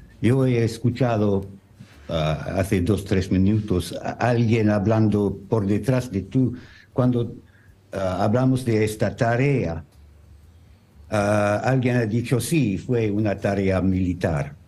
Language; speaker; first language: Spanish; non-native, learner; French